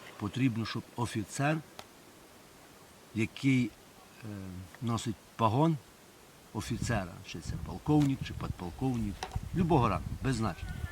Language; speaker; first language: Ukrainian; native; Ukrainian